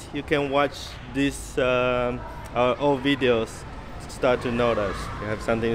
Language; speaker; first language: English; non-native, local second language; Chinese